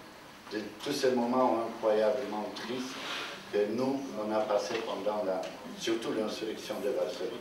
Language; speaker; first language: French; non-native, fluent; Polish